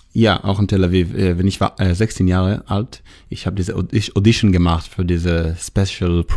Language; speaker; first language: German; non-native, learner; Hebrew